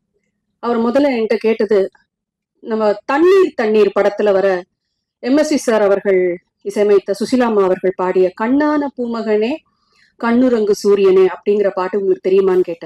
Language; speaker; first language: Tamil; native; Tamil